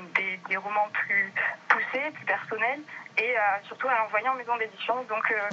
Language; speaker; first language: French; native; French